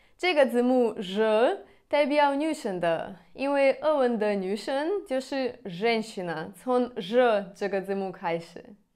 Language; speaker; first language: Chinese; non-native, fluent; Russian